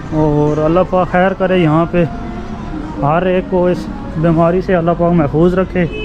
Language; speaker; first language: Urdu; non-native, local second language; Punjabi